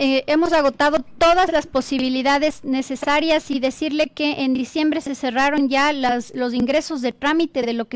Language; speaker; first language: Spanish; native; Spanish